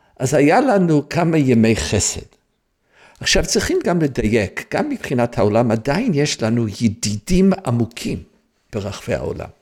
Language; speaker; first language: Hebrew; non-native, fluent; English